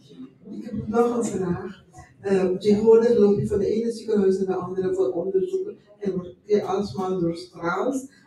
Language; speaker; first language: Dutch; non-native, local second language; Papiamento